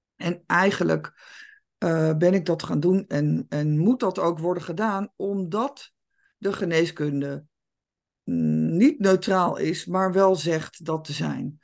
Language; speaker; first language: Dutch; native; Dutch